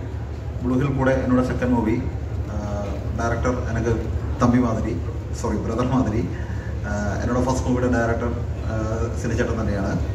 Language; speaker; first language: Tamil; non-native, learner; Malayalam